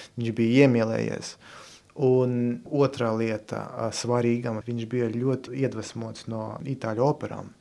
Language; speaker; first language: Latvian; non-native, local second language; Russian